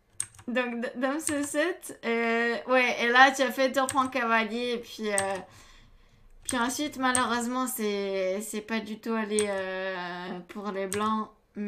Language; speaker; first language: French; native; French